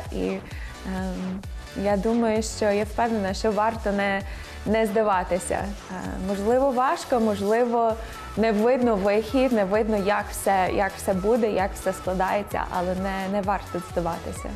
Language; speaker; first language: Ukrainian; non-native, fluent; English